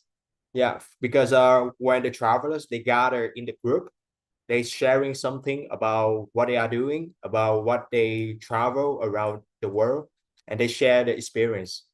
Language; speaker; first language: English; non-native, fluent; Vietnamese